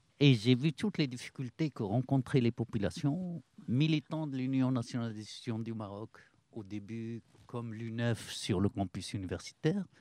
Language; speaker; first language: French; non-native, local second language; Arabic